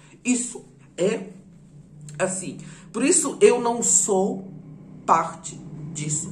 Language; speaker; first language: Portuguese; non-native, fluent; Ukrainian